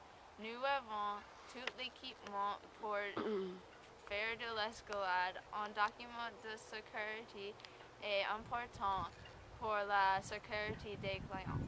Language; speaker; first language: French; non-native, learner; English